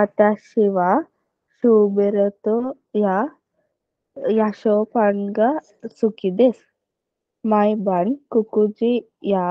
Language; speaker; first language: Japanese; non-native, learner; Sinhala